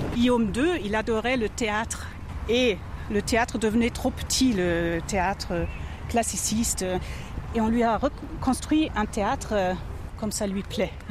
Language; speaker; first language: French; non-native, fluent; German